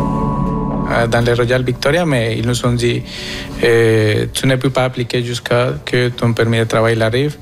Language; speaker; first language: French; non-native, fluent; Spanish